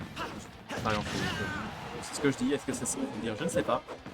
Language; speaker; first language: French; native; French